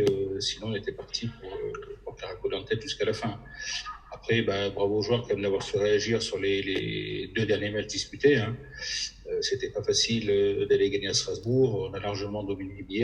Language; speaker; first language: French; native; French